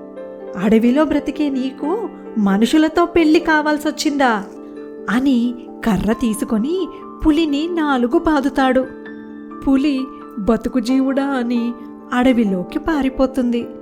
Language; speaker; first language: Telugu; native; Telugu